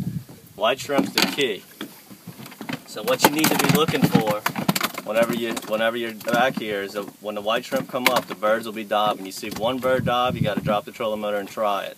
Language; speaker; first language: English; native; English